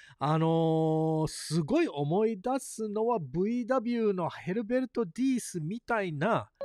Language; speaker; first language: Japanese; early bilingual, heritage; Japanese